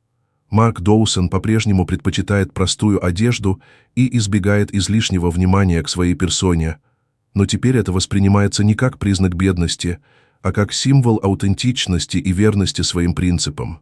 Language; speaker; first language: Russian; native; Russian